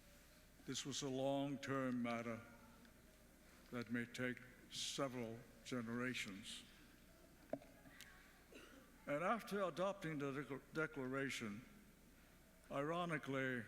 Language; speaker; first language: English; early bilingual, other home language; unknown